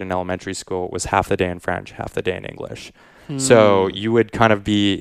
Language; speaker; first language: English; native; English